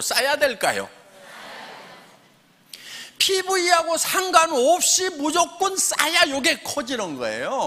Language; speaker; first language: Korean; native; Korean